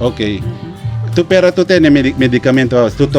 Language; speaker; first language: Spanish; non-native, learner; Pampanga